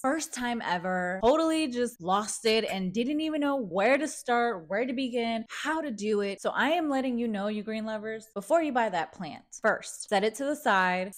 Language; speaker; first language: English; early bilingual, other home language; Spanish